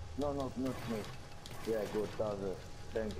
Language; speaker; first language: English; non-native, learner; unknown